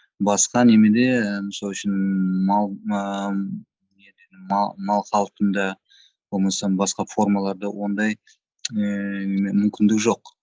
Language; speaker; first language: Kazakh; native; Kazakh